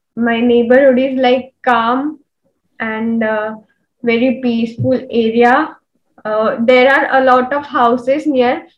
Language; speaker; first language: English; non-native, local second language; Marathi